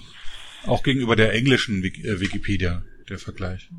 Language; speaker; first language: German; native; German